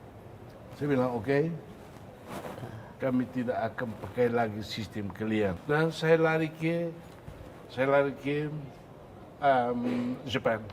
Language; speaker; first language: Indonesian; non-native, fluent; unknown